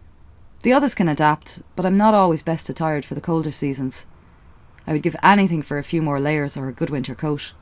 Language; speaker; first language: English; native; English